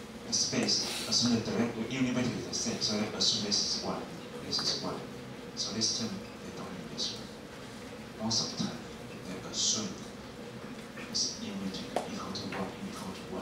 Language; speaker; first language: English; non-native, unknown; Chinese